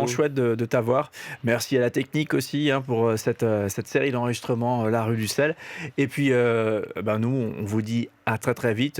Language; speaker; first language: French; native; French